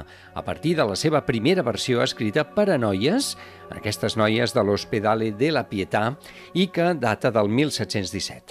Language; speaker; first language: Catalan; native; Catalan